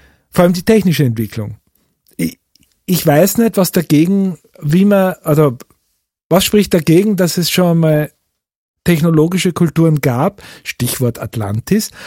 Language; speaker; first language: German; native; German